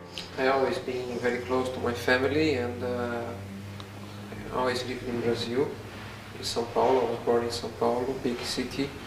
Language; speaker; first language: English; non-native, fluent; Portuguese